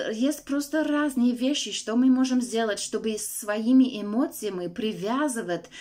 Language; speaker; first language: Russian; non-native, fluent; English